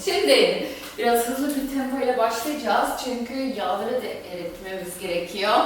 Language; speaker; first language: Turkish; non-native, fluent; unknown